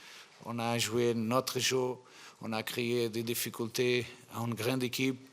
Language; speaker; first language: French; non-native, fluent; Portuguese